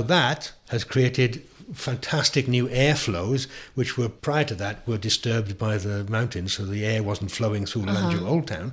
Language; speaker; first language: English; native; English